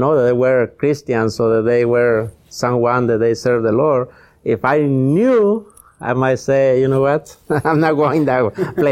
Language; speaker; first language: English; non-native, learner; Spanish